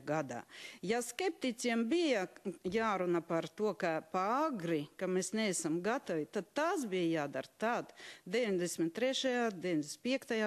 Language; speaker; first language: Latvian; non-native, local second language; Russian